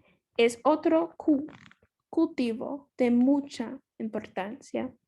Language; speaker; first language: Spanish; non-native, learner; English